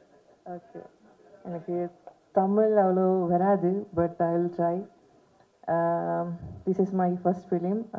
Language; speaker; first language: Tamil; non-native, learner; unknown